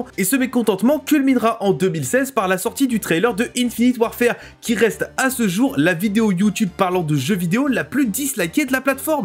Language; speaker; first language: French; native; French